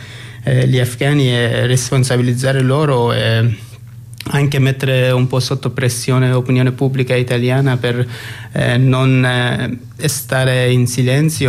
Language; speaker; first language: Italian; non-native, fluent; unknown